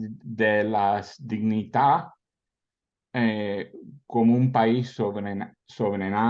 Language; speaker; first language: Spanish; early bilingual, heritage; Spanish